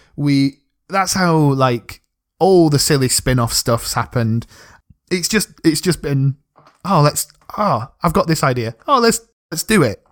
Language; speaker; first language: English; native; English